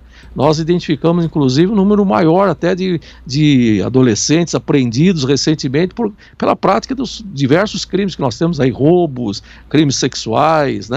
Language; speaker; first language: Portuguese; native; Portuguese